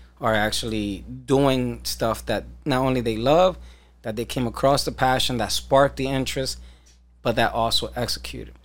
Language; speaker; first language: English; early bilingual, other home language; Spanish